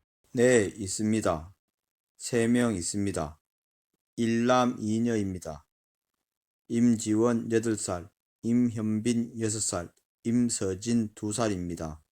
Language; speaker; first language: Korean; non-native, learner; Filipino